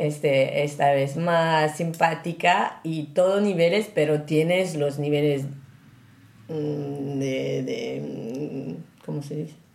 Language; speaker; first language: Spanish; non-native, learner; French